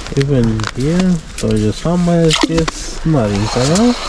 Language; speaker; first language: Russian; non-native, learner; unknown